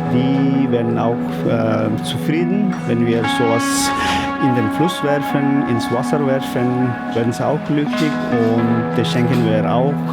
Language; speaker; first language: German; non-native, fluent; Tibetan